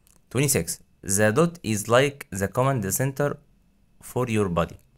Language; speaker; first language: English; non-native, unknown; Arabic